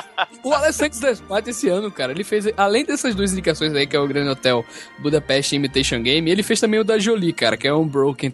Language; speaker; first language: Portuguese; native; Portuguese